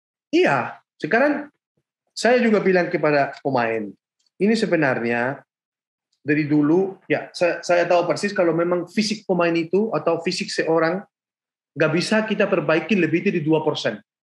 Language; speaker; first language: Indonesian; non-native, fluent; Spanish